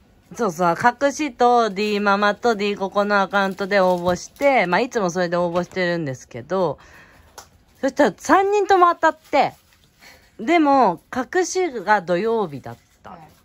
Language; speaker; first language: Japanese; native; Japanese